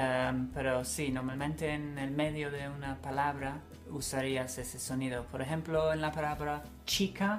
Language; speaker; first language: Spanish; non-native, fluent; English